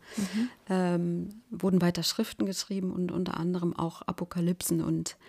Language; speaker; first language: German; native; German